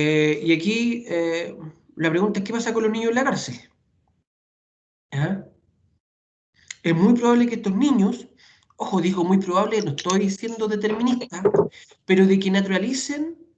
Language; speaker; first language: Spanish; native; Spanish